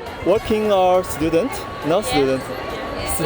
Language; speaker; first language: English; non-native, learner; Chinese